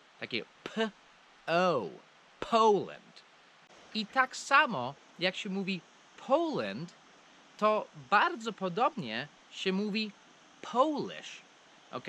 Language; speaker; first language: Polish; non-native, fluent; English